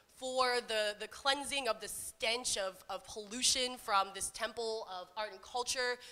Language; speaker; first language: English; native; English